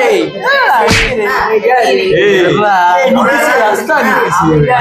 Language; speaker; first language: Tamil; native; Tamil